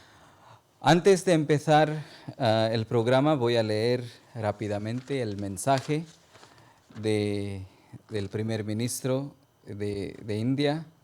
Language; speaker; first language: Spanish; non-native, fluent; Hindi